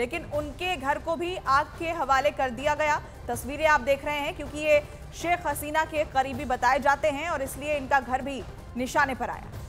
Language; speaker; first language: Hindi; native; Hindi